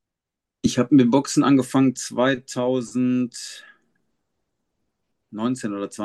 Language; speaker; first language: German; native; German